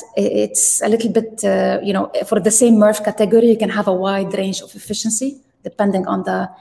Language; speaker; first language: English; non-native, fluent; Arabic